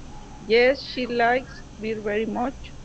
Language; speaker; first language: English; non-native, learner; Spanish